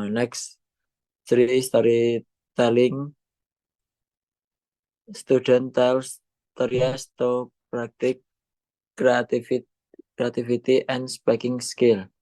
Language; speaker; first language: English; non-native, learner; Indonesian